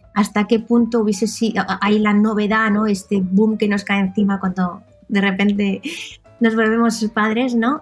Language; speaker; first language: Spanish; non-native, local second language; Catalan